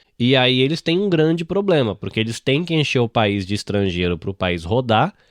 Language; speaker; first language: Portuguese; native; Portuguese